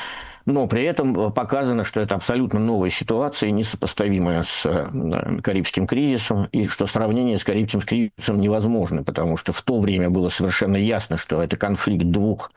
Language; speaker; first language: Russian; native; Russian